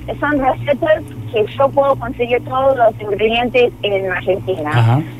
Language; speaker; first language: Spanish; non-native, fluent; Filipino